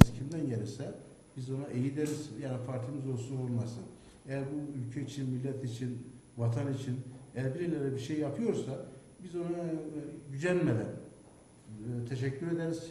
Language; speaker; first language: Turkish; native; Turkish